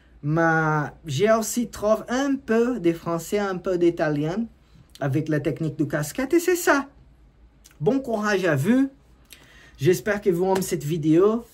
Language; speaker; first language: French; non-native, learner; Portuguese